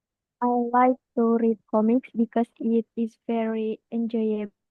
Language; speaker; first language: English; non-native, learner; Indonesian